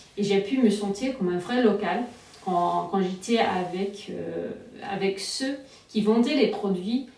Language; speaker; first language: French; non-native, fluent; English